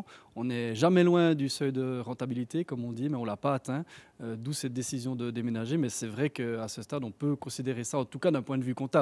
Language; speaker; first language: French; native; French